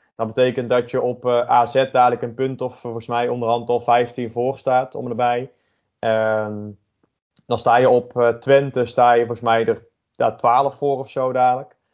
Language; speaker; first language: Dutch; native; Dutch